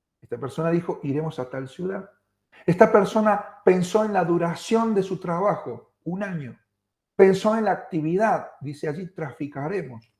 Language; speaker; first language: Spanish; native; Spanish